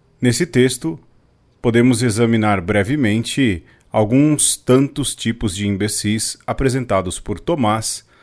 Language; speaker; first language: Portuguese; native; Portuguese